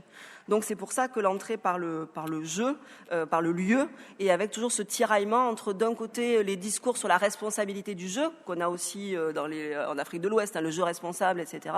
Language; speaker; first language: French; native; French